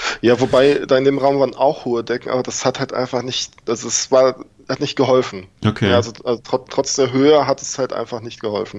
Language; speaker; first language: German; native; German